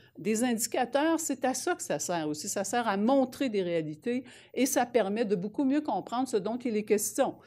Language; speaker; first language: French; native; French